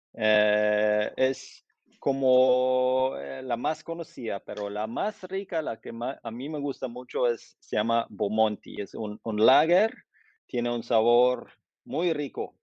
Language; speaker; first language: Spanish; non-native, fluent; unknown